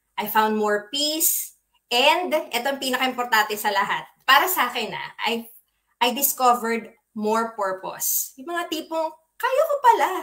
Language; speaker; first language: Filipino; native; Filipino